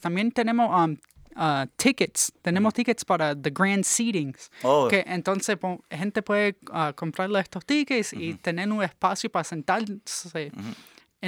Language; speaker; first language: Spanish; early bilingual, heritage; English